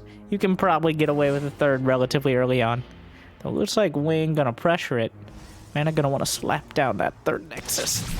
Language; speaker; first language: English; native; English